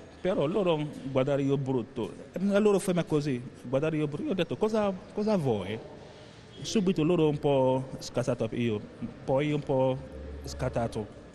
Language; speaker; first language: Italian; non-native, learner; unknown